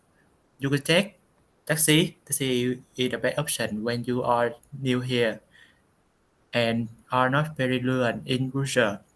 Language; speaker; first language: English; non-native, learner; Vietnamese